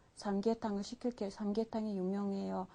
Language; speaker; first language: Korean; non-native, fluent; Mongolian